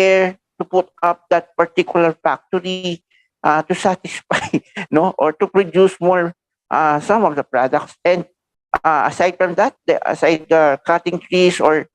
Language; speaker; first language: English; non-native, local second language; Filipino